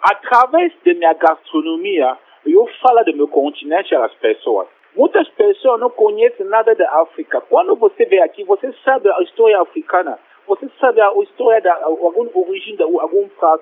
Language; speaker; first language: Portuguese; non-native, fluent; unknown